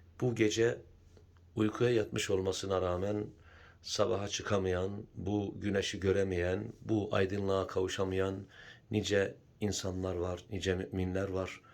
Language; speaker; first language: Turkish; native; Turkish